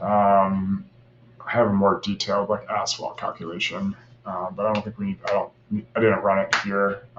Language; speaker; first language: English; native; English